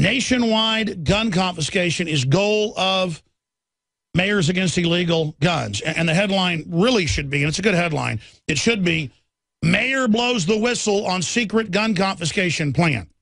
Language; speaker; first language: English; native; English